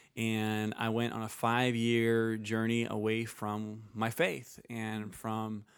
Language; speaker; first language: English; early bilingual, other home language; Icelandic